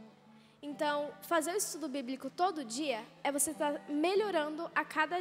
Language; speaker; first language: Portuguese; native; Portuguese